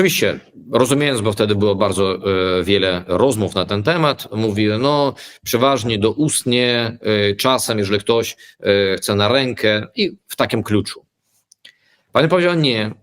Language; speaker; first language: Polish; early bilingual, heritage; Polish